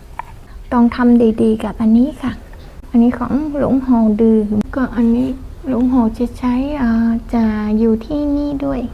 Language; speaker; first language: Thai; non-native, learner; Vietnamese